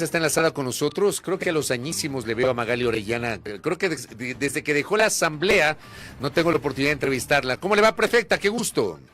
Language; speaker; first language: Spanish; native; Spanish